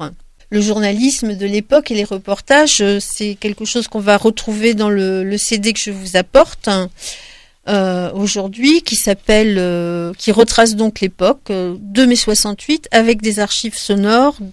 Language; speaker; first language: French; native; French